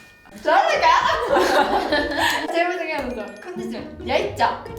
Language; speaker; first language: Korean; native; Korean